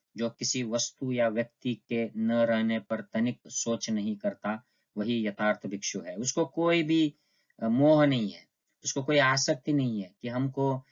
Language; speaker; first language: Hindi; non-native, local second language; Marathi